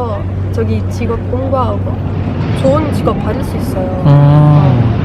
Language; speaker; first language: Korean; non-native, learner; German